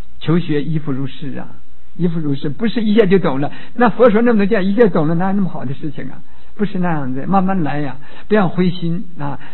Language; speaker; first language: Chinese; native; Chinese